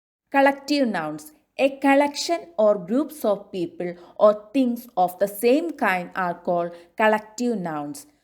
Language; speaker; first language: English; non-native, local second language; Malayalam